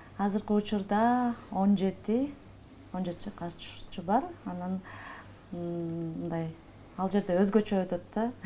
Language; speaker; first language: Kyrgyz; non-native, local second language; Russian